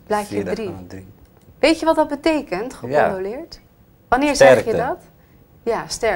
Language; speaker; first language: Dutch; native; Dutch